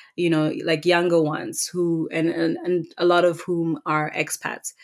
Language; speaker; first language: English; non-native, local second language; Tswana